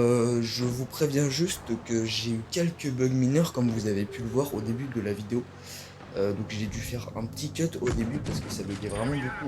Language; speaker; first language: French; native; French